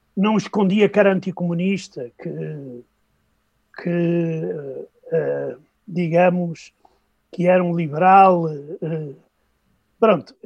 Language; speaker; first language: Portuguese; native; Portuguese